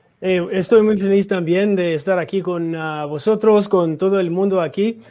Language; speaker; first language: Spanish; non-native, learner; English